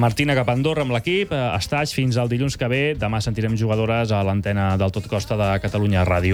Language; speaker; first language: Catalan; native; Catalan